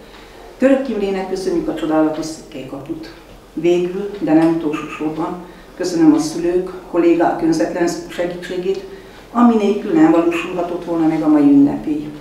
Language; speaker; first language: Hungarian; native; Hungarian